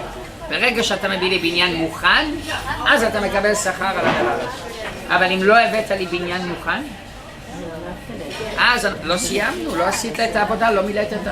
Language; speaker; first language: Hebrew; non-native, fluent; English